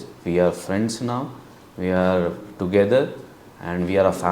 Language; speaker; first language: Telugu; non-native, local second language; Urdu